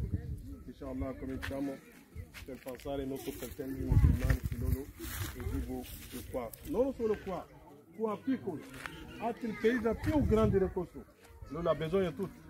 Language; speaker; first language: Italian; non-native, learner; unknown